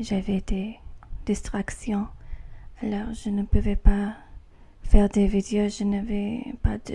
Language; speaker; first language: French; non-native, learner; English